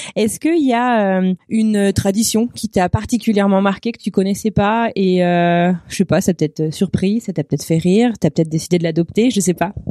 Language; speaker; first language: French; native; French